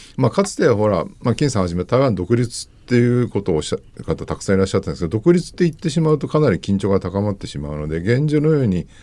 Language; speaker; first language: Japanese; native; Japanese